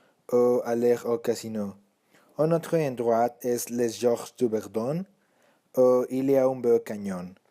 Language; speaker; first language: French; non-native, learner; Spanish